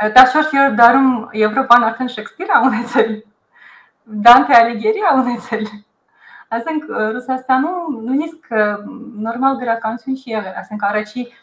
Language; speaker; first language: Armenian; early bilingual, heritage; Armenian